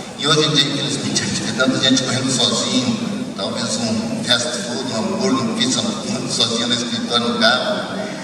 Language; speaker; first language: Portuguese; early bilingual, other home language; Japanese